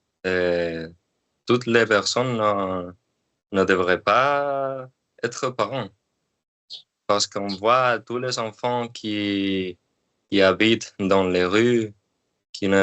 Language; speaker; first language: French; non-native, learner; Spanish